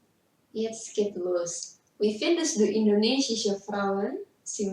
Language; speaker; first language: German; non-native, learner; Indonesian